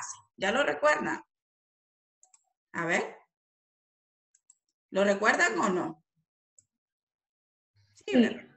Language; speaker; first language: Spanish; native; Spanish